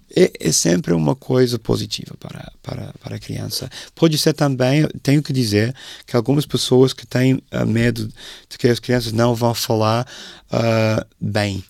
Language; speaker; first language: Portuguese; non-native, fluent; English